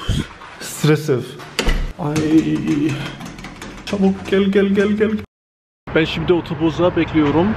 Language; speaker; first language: Turkish; early bilingual, heritage; Turkish